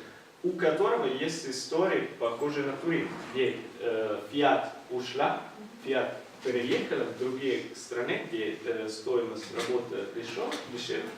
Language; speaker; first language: Russian; non-native, fluent; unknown